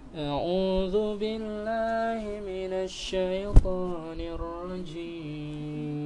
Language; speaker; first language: Arabic; non-native, learner; Indonesian